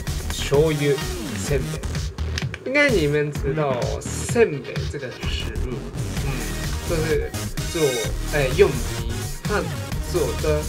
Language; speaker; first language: Chinese; non-native, fluent; Japanese